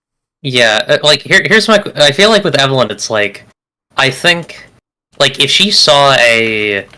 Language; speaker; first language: English; native; English